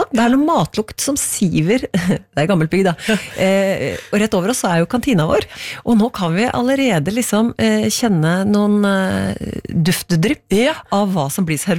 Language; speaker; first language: Norwegian; native; Norwegian